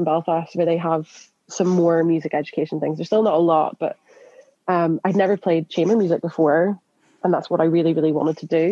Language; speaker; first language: English; native; English